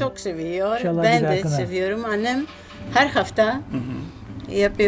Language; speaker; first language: Turkish; non-native, learner; Greek